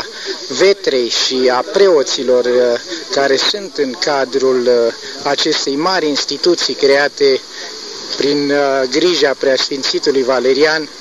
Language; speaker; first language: Romanian; native; Romanian